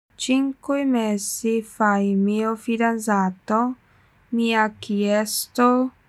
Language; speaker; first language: Italian; non-native, learner; Chinese